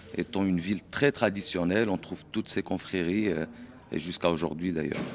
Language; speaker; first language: French; non-native, local second language; Arabic